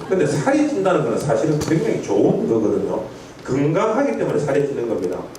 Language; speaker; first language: Korean; native; Korean